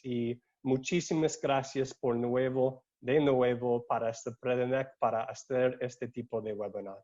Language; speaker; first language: Spanish; non-native, learner; English